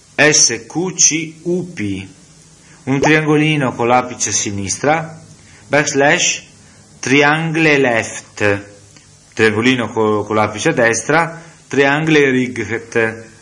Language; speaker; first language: Italian; native; Italian